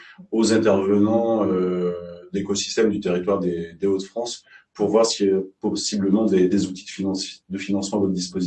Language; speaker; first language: French; native; French